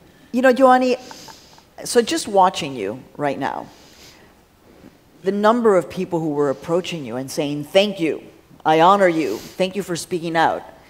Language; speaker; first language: English; early bilingual, other home language; Spanish